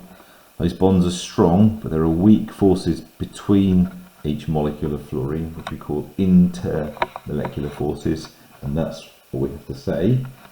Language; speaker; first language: English; native; English